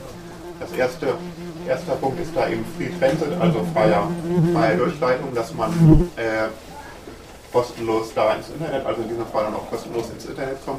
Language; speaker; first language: German; native; German